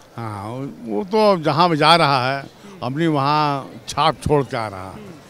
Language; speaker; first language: Hindi; native; Hindi